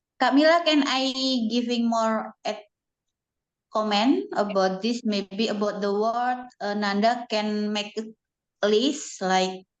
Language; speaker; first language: English; non-native, learner; Indonesian